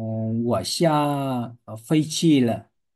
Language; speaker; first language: Chinese; non-native, learner; Vietnamese